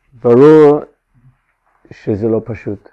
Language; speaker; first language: Hebrew; non-native, fluent; English